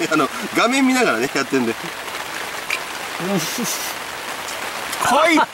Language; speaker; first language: Japanese; native; Japanese